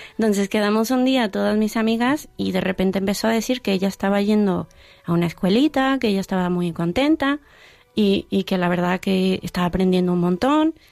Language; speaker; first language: Spanish; early bilingual, heritage; Spanish